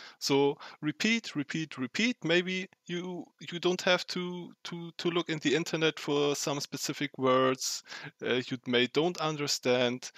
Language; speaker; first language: English; non-native, fluent; German